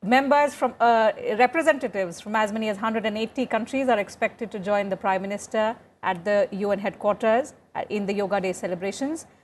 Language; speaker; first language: English; non-native, local second language; Hindi